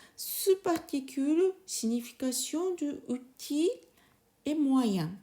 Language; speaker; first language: French; non-native, learner; Japanese